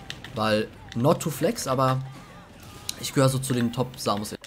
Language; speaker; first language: German; native; German